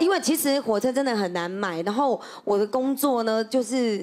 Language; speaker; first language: Chinese; native; Chinese